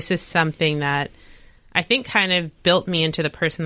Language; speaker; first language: English; native; English